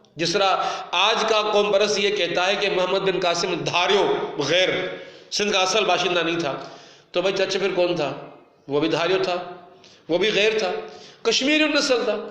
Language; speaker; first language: Urdu; non-native, local second language; Sindhi